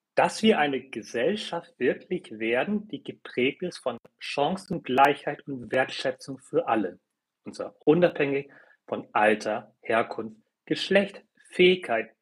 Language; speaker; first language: German; early bilingual, other home language; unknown